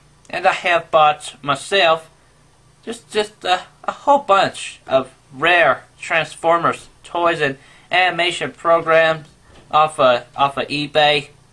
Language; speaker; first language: English; native; English